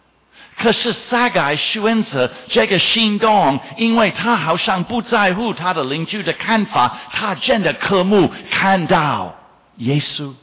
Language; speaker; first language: Chinese; non-native, fluent; English